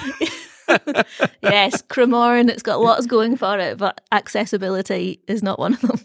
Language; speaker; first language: English; native; English